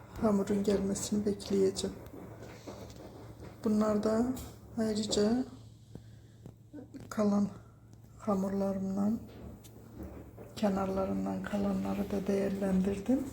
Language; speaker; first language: Turkish; early bilingual, heritage; Turkish